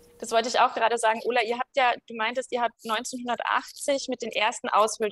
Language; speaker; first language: German; native; German